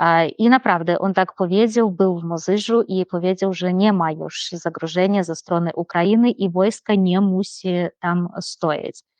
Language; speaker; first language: Polish; non-native, fluent; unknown